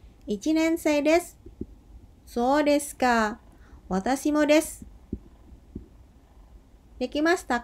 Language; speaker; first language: Japanese; non-native, fluent; Indonesian